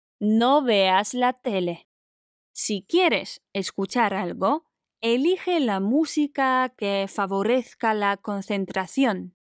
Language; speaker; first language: Spanish; non-native, fluent; Polish